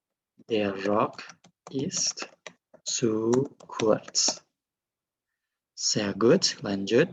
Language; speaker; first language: German; non-native, fluent; Indonesian